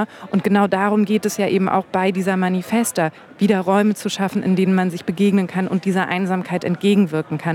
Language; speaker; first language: German; native; German